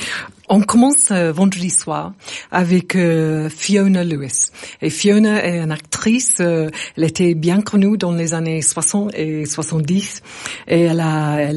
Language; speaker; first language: French; non-native, fluent; English